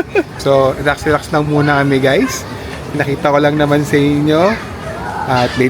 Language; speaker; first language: Filipino; native; Filipino